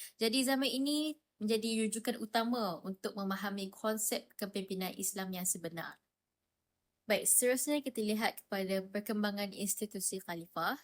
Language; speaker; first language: Malay; native; Malay